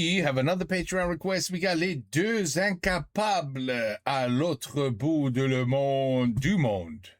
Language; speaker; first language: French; non-native, learner; English